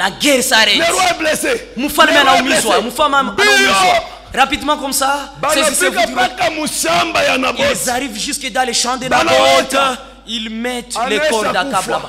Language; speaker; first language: French; non-native, local second language; Swahili